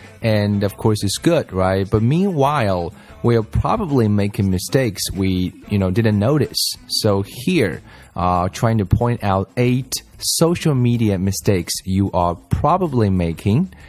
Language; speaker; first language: English; non-native, fluent; Chinese